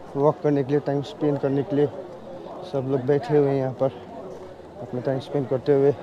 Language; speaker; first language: Hindi; non-native, local second language; Nepali